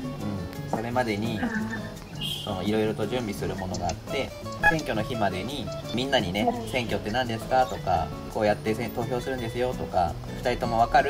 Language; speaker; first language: Japanese; native; Japanese